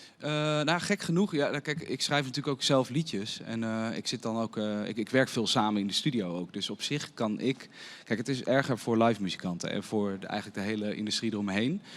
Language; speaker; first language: Dutch; native; Dutch